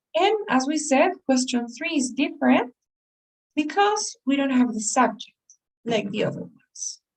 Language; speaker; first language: English; non-native, fluent; Spanish